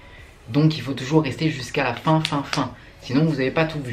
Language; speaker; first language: French; native; French